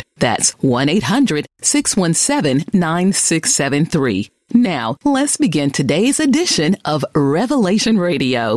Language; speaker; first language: English; native; English